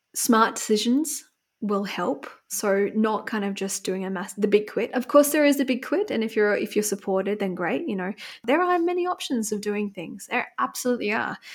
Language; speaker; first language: English; native; English